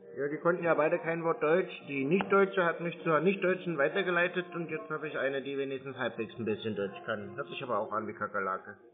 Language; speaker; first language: German; native; German